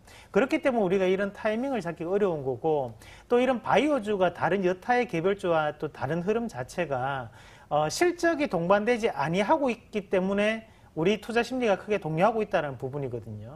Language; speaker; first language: Korean; native; Korean